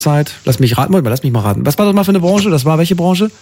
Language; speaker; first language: German; native; German